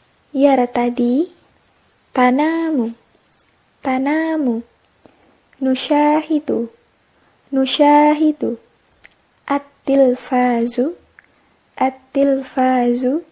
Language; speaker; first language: Arabic; non-native, learner; Indonesian